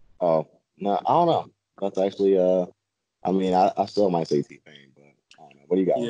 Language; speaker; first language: English; native; English